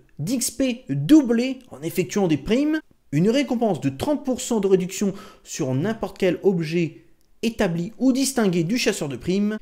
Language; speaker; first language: French; native; French